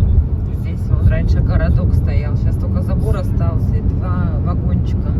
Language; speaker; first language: Russian; native; Russian